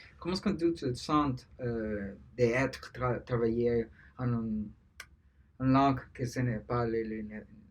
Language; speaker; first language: French; non-native, learner; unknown